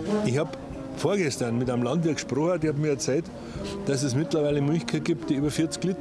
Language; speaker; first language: German; native; German